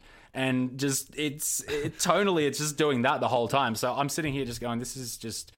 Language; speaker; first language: English; native; English